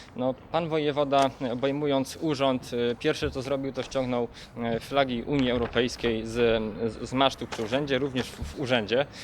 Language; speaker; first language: Polish; native; Polish